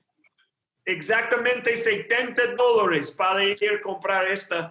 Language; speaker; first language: Spanish; non-native, learner; English